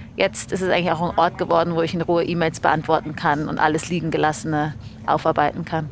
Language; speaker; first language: German; early bilingual, other home language; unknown